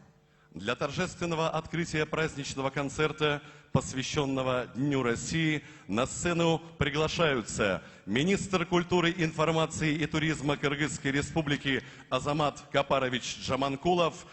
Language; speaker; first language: Russian; native; Russian